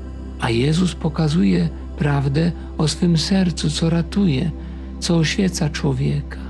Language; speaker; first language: Polish; native; Polish